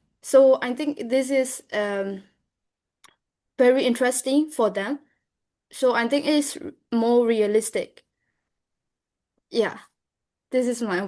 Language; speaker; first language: English; non-native, learner; Burmese